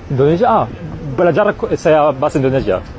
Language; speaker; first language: Indonesian; non-native, learner; English